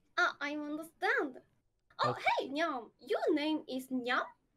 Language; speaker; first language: English; non-native, learner; Korean